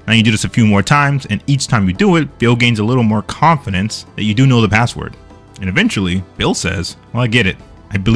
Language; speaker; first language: English; native; English